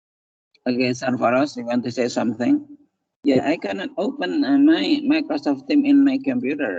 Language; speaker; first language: English; non-native, fluent; Indonesian